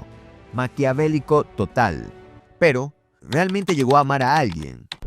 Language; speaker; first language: Spanish; native; Spanish